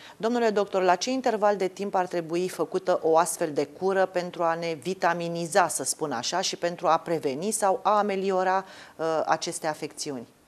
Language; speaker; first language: Romanian; native; Romanian